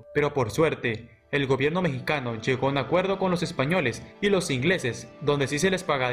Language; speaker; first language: Spanish; native; Spanish